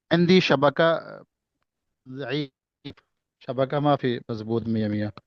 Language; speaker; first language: Arabic; non-native, learner; Urdu